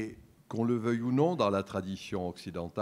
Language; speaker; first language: French; native; French